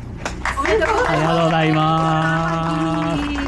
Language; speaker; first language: Japanese; non-native, learner; Chinese